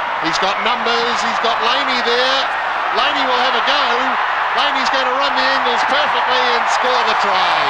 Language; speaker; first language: English; native; English